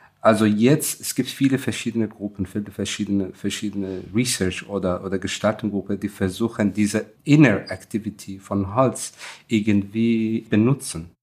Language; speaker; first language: German; non-native, fluent; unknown